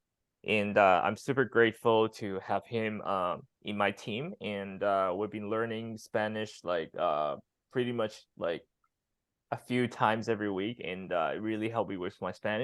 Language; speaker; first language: English; non-native, fluent; Chinese